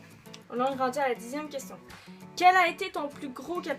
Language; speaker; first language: French; native; French